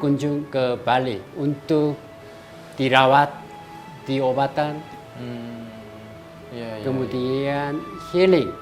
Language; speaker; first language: Indonesian; non-native, fluent; Korean